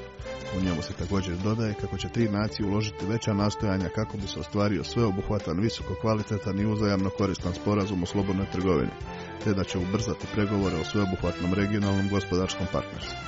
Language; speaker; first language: Croatian; native; Croatian